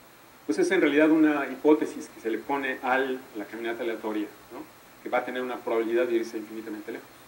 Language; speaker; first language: Spanish; native; Spanish